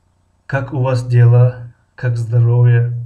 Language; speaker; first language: Russian; non-native, fluent; Tajik